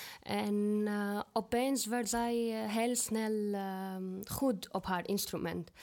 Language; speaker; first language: Dutch; non-native, learner; Arabic